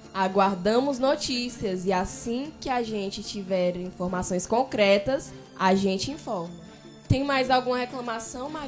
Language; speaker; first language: Portuguese; native; Portuguese